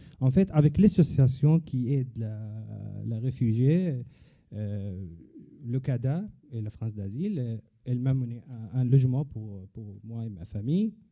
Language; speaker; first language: French; non-native, learner; Arabic